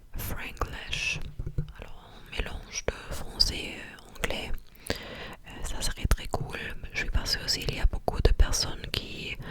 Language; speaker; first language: French; non-native, learner; English